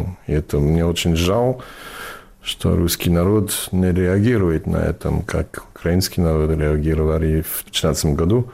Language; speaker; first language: Russian; non-native, fluent; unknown